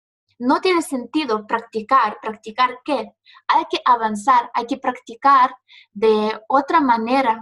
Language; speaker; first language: Spanish; non-native, fluent; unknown